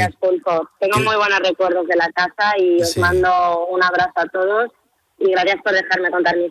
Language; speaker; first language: Spanish; native; Spanish